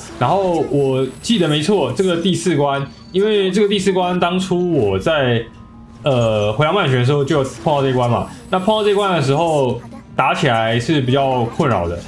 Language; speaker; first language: Chinese; native; Chinese